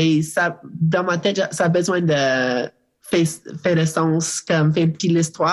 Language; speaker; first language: French; non-native, learner; English